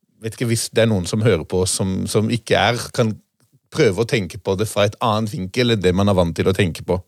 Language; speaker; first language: Norwegian; non-native, fluent; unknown